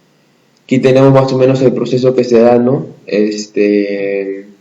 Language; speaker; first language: Spanish; native; Spanish